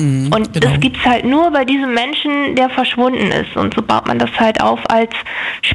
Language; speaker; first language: German; native; German